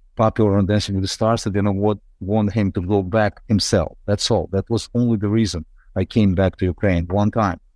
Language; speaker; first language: English; non-native, fluent; Ukrainian